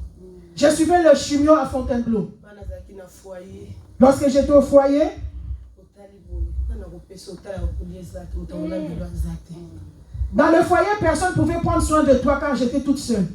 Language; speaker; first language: French; non-native, local second language; Lingala